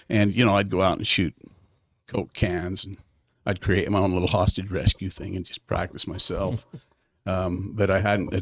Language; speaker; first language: English; native; English